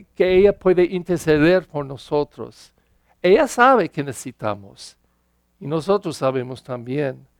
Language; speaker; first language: Spanish; non-native, learner; English